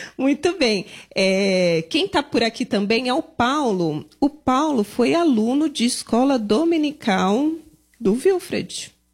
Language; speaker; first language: Portuguese; native; Portuguese